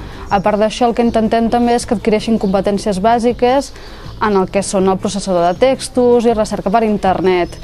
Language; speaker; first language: Catalan; native; Catalan